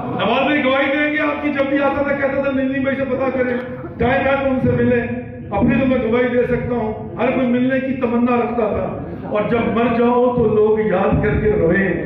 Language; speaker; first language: Urdu; non-native, local second language; Pashto